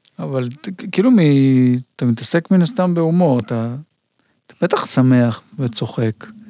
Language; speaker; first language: Hebrew; native; Hebrew